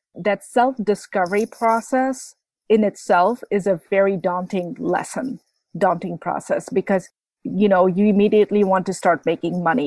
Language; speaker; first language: English; non-native, local second language; Bangla